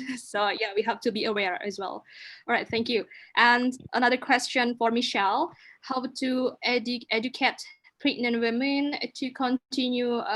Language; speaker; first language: English; non-native, local second language; Indonesian